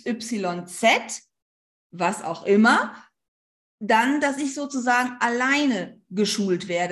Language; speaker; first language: German; native; German